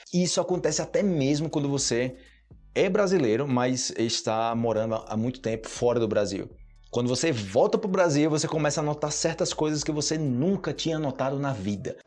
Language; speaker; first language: Portuguese; native; Portuguese